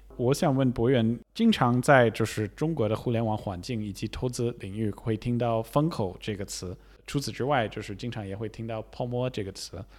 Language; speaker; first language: Chinese; non-native, fluent; English